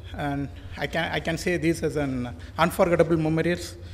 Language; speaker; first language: English; non-native, local second language; Tamil